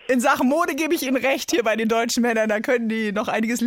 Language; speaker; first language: German; native; German